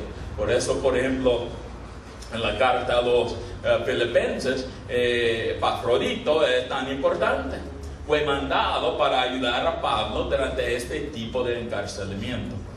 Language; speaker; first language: Spanish; non-native, fluent; English